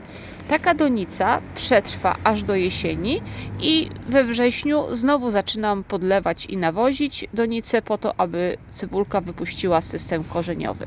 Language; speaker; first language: Polish; native; Polish